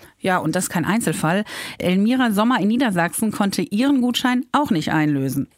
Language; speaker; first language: German; native; German